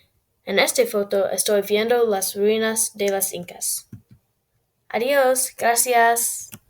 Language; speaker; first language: Spanish; non-native, learner; English